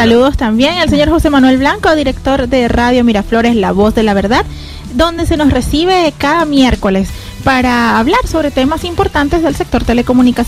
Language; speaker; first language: Spanish; native; Spanish